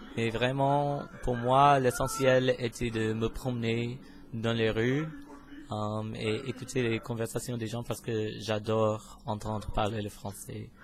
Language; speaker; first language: French; non-native, fluent; English